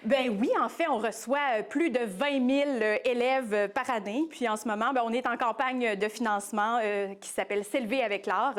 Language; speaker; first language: French; native; French